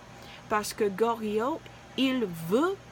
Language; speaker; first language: French; non-native, learner; English